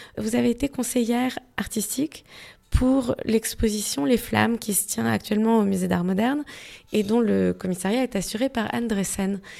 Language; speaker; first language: French; native; French